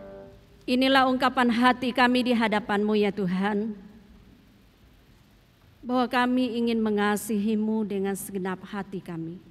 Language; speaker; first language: Indonesian; native; Indonesian